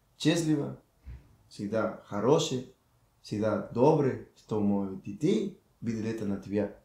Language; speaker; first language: Russian; non-native, learner; Spanish